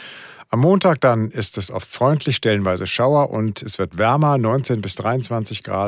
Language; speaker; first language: German; native; German